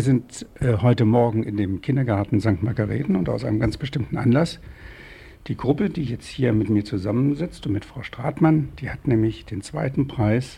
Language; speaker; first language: German; native; German